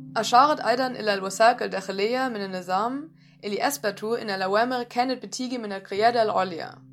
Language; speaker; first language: Arabic; native; Arabic